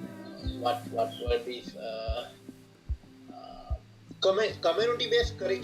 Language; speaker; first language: English; non-native, learner; Sinhala